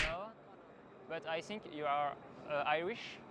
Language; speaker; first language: English; non-native, learner; French